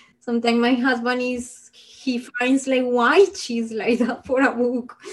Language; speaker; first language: English; non-native, fluent; Spanish